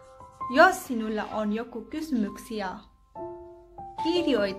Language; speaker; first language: Finnish; non-native, learner; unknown